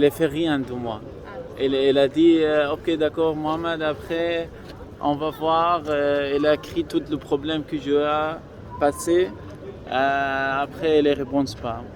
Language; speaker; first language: French; non-native, learner; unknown